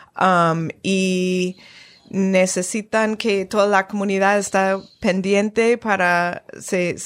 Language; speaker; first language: Spanish; non-native, fluent; English